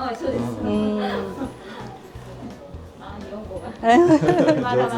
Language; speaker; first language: Japanese; non-native, learner; Korean